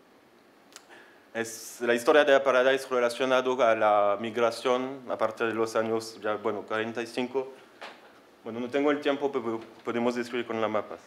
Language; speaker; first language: Spanish; non-native, fluent; French